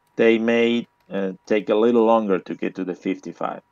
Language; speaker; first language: English; non-native, learner; Spanish